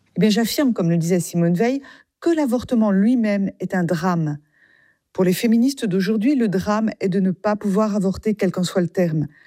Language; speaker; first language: French; native; French